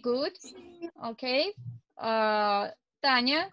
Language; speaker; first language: English; non-native, fluent; Russian